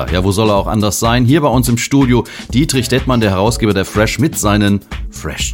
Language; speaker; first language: German; native; German